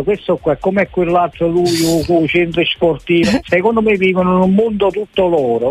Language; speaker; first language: Italian; native; Italian